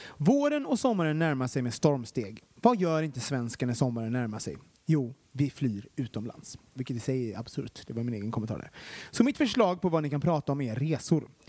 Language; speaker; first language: Swedish; native; Swedish